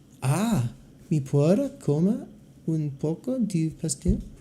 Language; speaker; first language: Spanish; non-native, learner; English